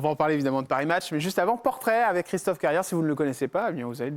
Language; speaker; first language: French; native; French